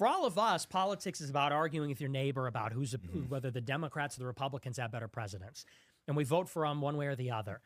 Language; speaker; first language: English; native; English